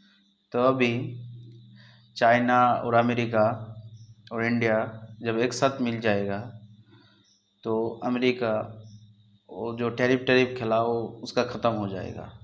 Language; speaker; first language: Hindi; non-native, local second language; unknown